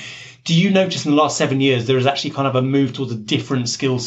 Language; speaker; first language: English; native; English